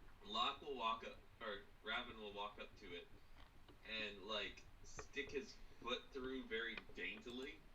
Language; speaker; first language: English; native; English